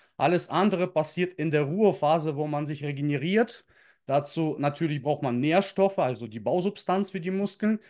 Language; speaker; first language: German; early bilingual, other home language; Russian